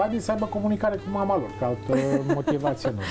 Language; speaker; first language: Romanian; native; Romanian